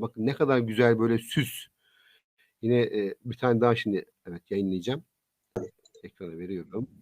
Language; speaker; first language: Turkish; native; Turkish